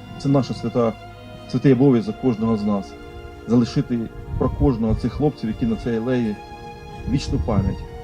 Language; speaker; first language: Ukrainian; native; Ukrainian